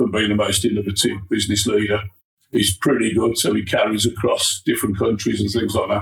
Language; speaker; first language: English; native; English